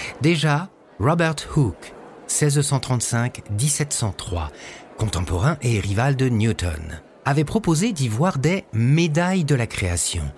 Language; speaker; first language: French; native; French